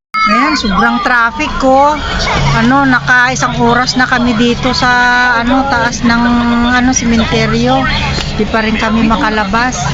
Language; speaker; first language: Filipino; native; Filipino